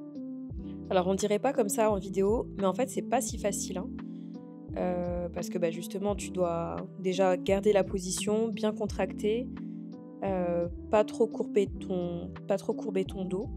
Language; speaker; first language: French; native; French